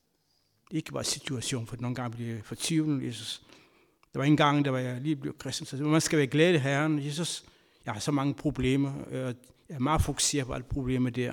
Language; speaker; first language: Danish; non-native, fluent; Kabuverdianu